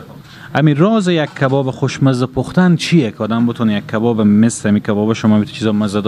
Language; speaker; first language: Persian; native; Persian